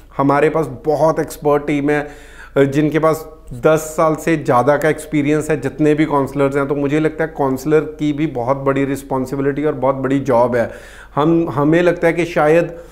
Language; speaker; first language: Hindi; non-native, local second language; Punjabi